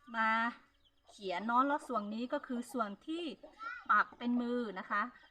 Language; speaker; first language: Thai; non-native, local second language; Hmong